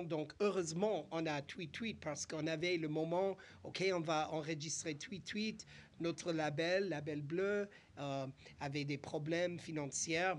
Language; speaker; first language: French; non-native, fluent; English